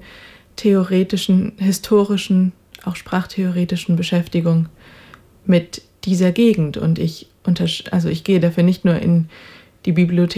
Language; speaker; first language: German; native; German